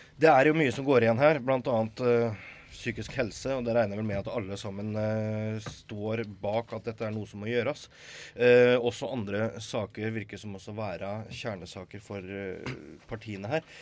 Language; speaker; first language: Norwegian; native; Norwegian